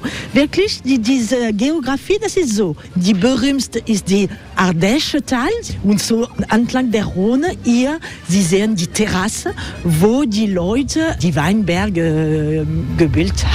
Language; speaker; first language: German; non-native, learner; French